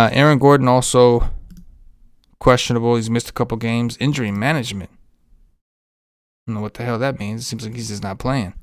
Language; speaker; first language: English; native; English